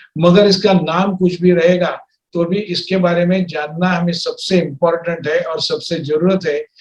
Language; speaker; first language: Hindi; non-native, local second language; Marathi